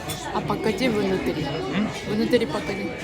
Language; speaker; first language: Russian; non-native, learner; Japanese